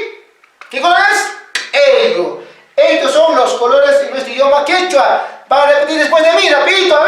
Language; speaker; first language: Spanish; non-native, local second language; Quechua